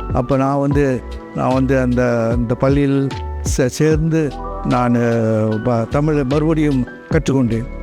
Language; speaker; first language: Tamil; non-native, local second language; Chinese